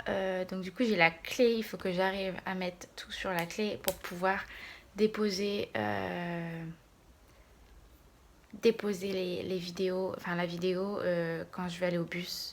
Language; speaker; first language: French; native; French